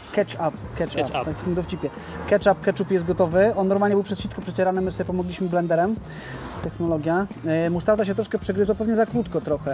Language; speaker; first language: Polish; native; Polish